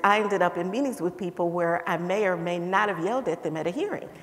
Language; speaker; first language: English; native; English